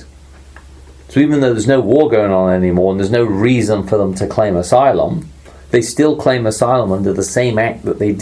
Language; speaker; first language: English; native; English